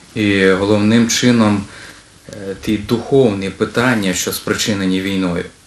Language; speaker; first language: Ukrainian; native; Ukrainian